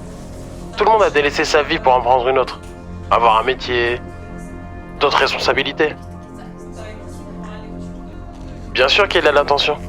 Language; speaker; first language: French; native; French